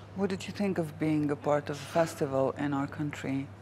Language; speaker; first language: English; non-native, fluent; Albanian